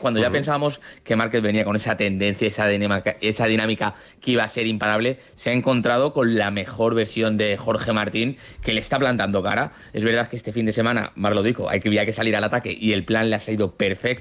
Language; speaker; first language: Spanish; native; Spanish